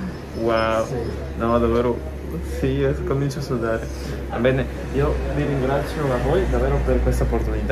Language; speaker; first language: Italian; non-native, fluent; Spanish